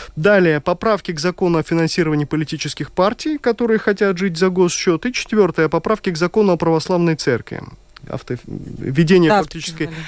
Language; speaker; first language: Russian; native; Russian